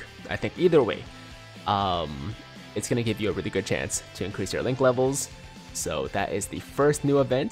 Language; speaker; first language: English; native; English